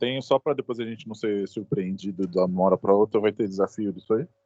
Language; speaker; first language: Portuguese; native; Portuguese